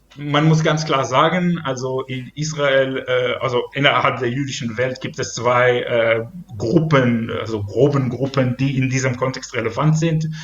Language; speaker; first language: German; non-native, fluent; Hebrew